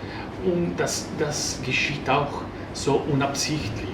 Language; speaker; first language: German; non-native, fluent; Italian